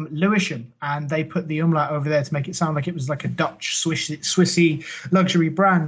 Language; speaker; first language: English; native; English